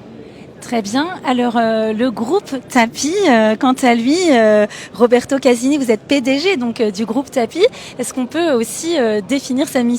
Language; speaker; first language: French; native; French